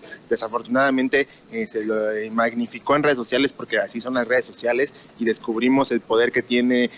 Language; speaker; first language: Spanish; native; Spanish